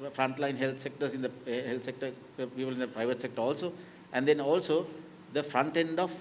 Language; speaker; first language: English; non-native, local second language; Sinhala